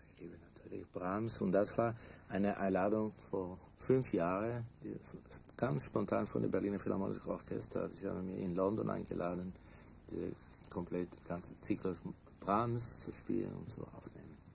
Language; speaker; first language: German; non-native, fluent; Italian